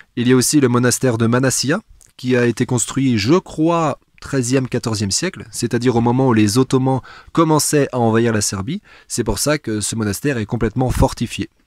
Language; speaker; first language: French; native; French